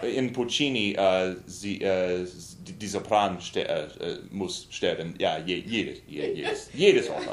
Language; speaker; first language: German; non-native, learner; English